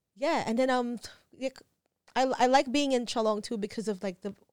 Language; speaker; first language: English; non-native, local second language; Filipino